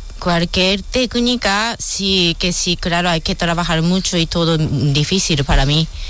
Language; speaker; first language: Spanish; non-native, fluent; Japanese